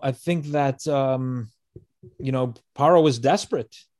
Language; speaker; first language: English; native; English